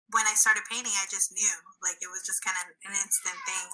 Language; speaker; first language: English; early bilingual, other home language; Spanish